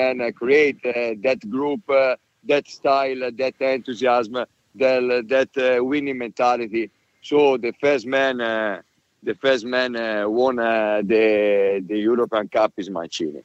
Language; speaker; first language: English; non-native, learner; Italian